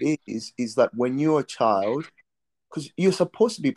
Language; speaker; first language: English; non-native, local second language; Nyanja